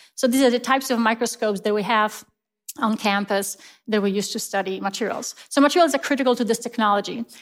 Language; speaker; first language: English; non-native, fluent; Polish